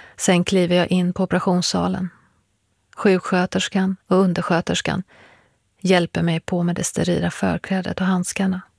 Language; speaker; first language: Swedish; early bilingual, other home language; Persian